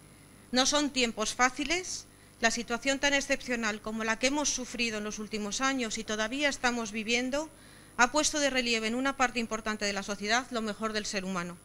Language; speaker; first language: Spanish; native; Spanish